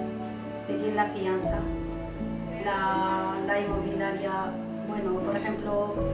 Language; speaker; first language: Spanish; non-native, local second language; Arabic